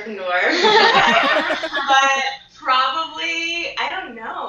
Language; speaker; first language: English; native; English